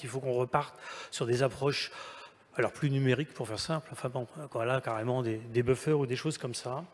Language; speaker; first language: French; native; French